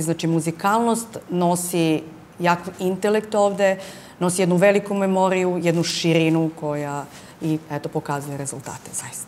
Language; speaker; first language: Serbian; native; Serbian